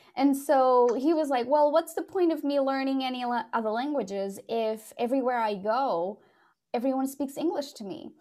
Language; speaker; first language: English; non-native, fluent; Portuguese